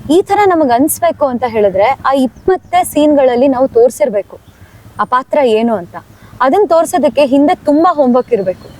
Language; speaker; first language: Kannada; native; Kannada